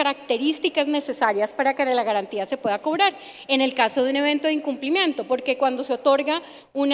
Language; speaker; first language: Spanish; native; Spanish